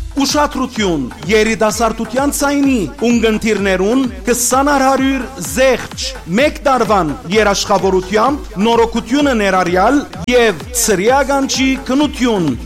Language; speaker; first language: Armenian; native; Armenian